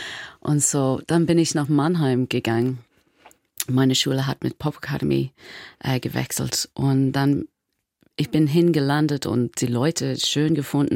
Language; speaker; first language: German; non-native, learner; English